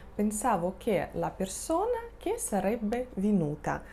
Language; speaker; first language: Italian; non-native, fluent; Russian